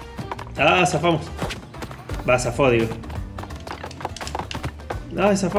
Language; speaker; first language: Spanish; native; Spanish